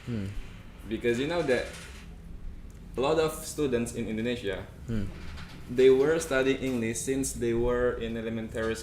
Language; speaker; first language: English; non-native, fluent; Indonesian